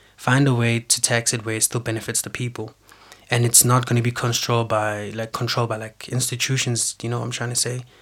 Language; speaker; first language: English; non-native, local second language; Zulu